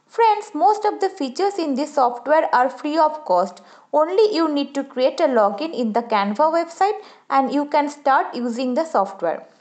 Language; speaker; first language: English; non-native, local second language; Bangla